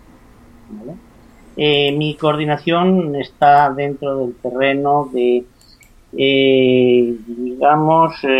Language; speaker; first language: Spanish; native; Spanish